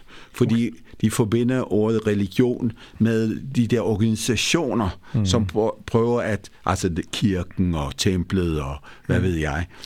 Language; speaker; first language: Danish; early bilingual, other home language; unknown